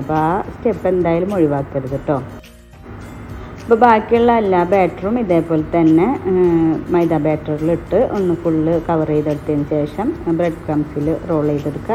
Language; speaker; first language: Malayalam; native; Malayalam